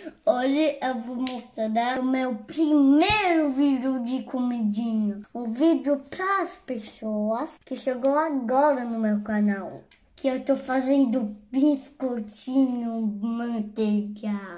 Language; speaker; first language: Portuguese; early bilingual, other home language; French